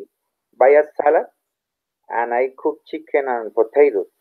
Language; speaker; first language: English; non-native, learner; Spanish